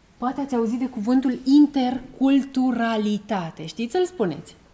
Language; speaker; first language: Romanian; native; Romanian